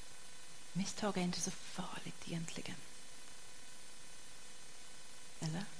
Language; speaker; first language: Swedish; non-native, fluent; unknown